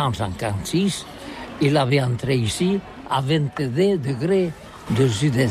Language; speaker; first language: French; non-native, learner; Catalan